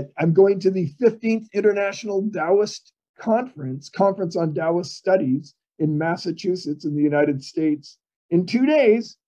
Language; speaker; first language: English; native; English